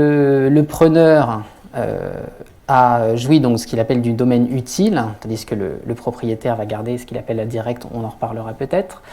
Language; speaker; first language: French; native; French